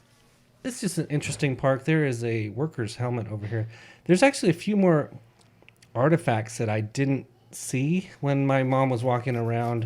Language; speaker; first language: English; native; English